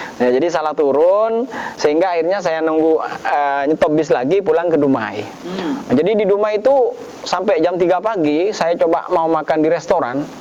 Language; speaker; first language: Indonesian; non-native, local second language; Madurese